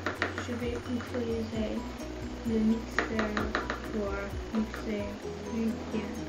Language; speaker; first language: French; non-native, learner; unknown